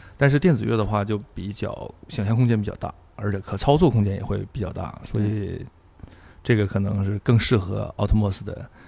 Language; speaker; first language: Chinese; native; Chinese